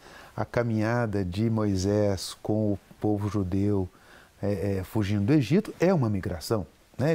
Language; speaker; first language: Portuguese; native; Portuguese